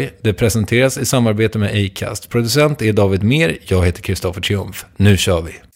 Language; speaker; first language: Swedish; native; Swedish